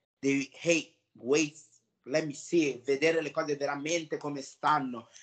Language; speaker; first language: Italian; early bilingual, other home language; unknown